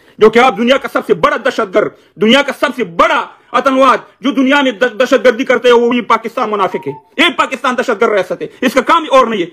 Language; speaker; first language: Urdu; non-native, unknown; Pashto